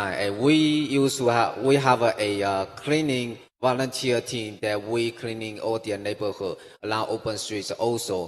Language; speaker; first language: English; non-native, fluent; Chinese